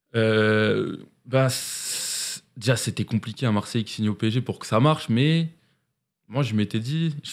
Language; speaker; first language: French; native; French